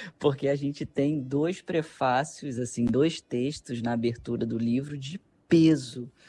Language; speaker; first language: Portuguese; native; Portuguese